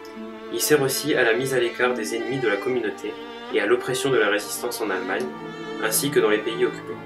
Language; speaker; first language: French; native; French